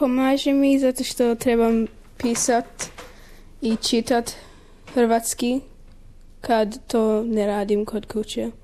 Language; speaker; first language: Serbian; early bilingual, heritage; Croatian